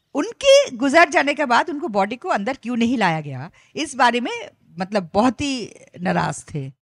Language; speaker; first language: Hindi; non-native, local second language; Bangla